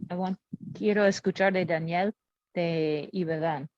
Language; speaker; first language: Spanish; non-native, learner; English